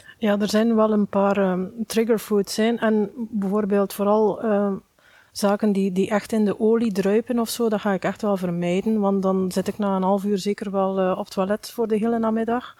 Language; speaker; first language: Dutch; native; Dutch